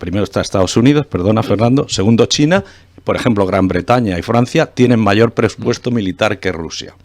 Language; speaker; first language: Spanish; native; Spanish